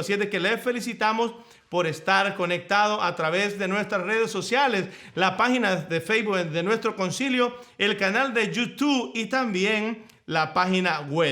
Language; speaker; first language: Spanish; native; Spanish